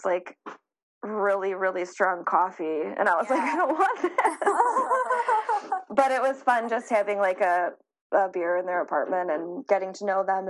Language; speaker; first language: English; native; English